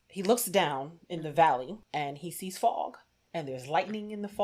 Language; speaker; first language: English; native; English